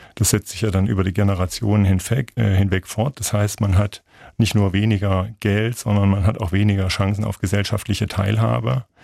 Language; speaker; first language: German; native; German